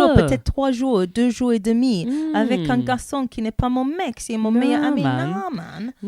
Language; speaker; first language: French; non-native, learner; English